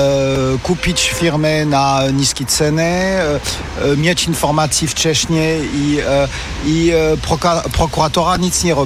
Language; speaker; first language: Polish; non-native, fluent; French